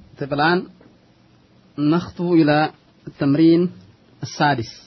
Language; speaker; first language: Arabic; non-native, fluent; Indonesian